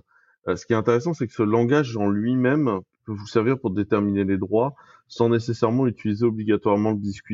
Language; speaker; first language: French; native; French